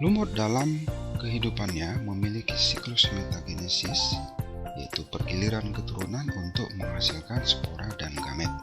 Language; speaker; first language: Indonesian; native; Indonesian